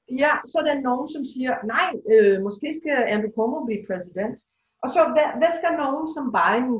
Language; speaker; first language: Danish; non-native, fluent; English